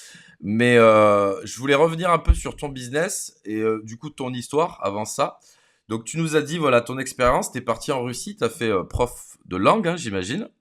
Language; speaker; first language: French; native; French